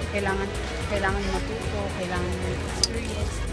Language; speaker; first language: Filipino; native; Filipino